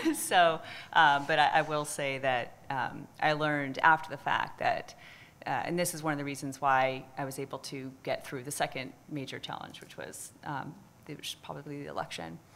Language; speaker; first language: English; native; English